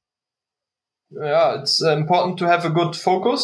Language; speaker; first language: English; non-native, learner; German